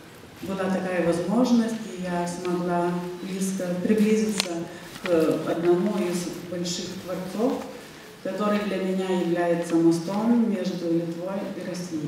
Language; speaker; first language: Russian; non-native, fluent; Lithuanian